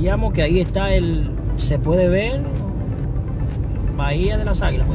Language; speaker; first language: Spanish; native; Spanish